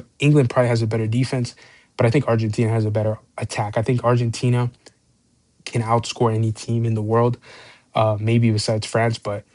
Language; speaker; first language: English; native; English